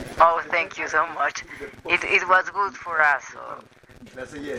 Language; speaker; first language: English; non-native, learner; Spanish